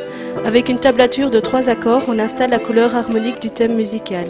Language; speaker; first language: French; native; French